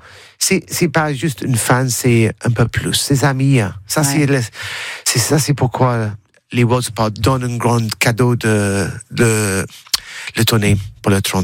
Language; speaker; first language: French; non-native, learner; English